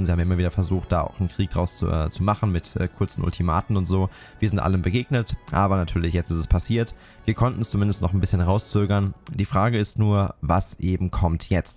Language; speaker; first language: German; native; German